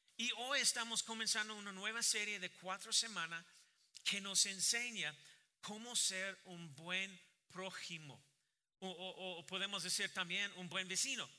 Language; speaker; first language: Spanish; non-native, fluent; English